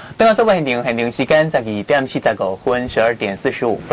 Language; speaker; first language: Chinese; native; Chinese